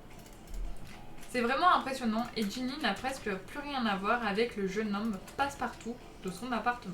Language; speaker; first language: French; native; French